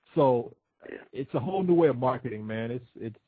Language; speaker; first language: English; native; English